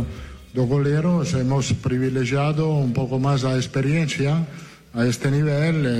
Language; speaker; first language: Portuguese; non-native, learner; Italian